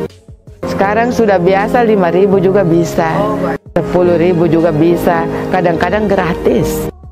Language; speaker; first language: Indonesian; non-native, local second language; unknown